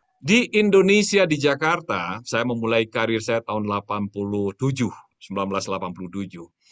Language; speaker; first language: Indonesian; native; Indonesian